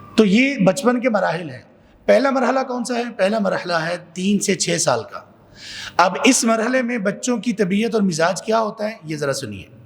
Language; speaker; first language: Urdu; non-native, local second language; Punjabi